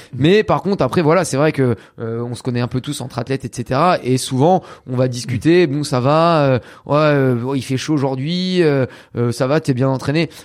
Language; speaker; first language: French; native; French